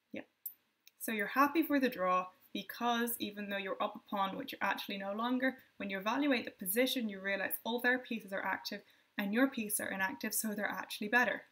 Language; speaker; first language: English; native; English